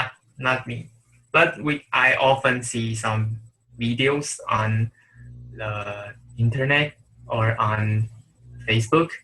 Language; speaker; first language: English; non-native, learner; Chinese